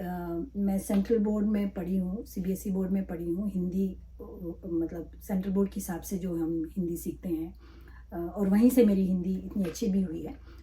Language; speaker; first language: Hindi; non-native, local second language; Malayalam